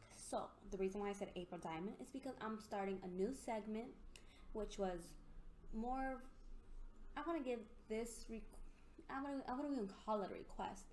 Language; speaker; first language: English; native; English